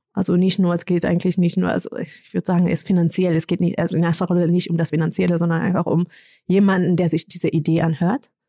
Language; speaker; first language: German; non-native, fluent; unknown